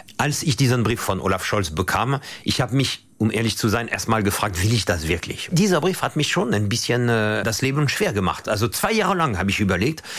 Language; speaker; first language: German; non-native, fluent; French